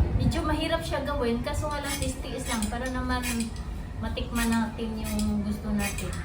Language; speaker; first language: Filipino; non-native, local second language; Cebuano